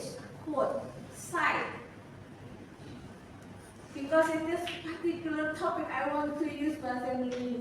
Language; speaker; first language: English; non-native, fluent; Indonesian